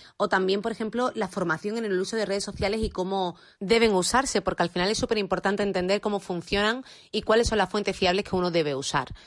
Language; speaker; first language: Spanish; native; Spanish